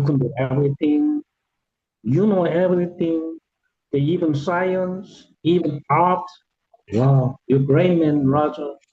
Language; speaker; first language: English; non-native, learner; Korean